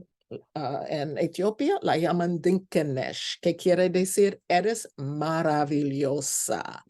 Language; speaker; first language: Spanish; non-native, fluent; English